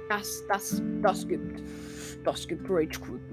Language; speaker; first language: German; non-native, fluent; French